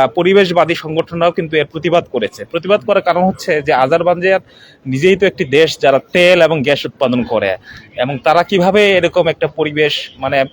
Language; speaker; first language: Bangla; non-native, local second language; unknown